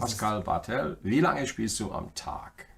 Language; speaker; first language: German; native; German